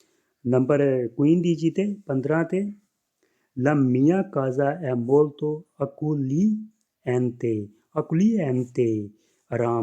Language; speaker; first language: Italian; non-native, fluent; Punjabi